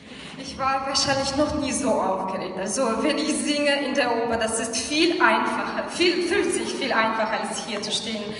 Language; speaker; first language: German; non-native, fluent; Russian